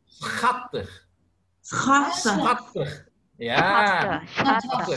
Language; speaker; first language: Dutch; non-native, fluent; Indonesian